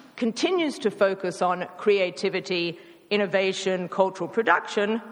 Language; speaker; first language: English; native; English